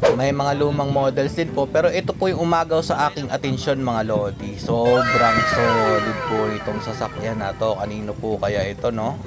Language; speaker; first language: Filipino; non-native, local second language; Cebuano